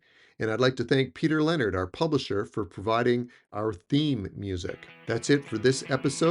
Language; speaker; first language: English; native; English